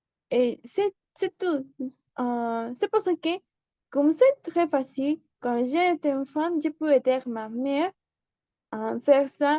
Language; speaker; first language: French; non-native, learner; Spanish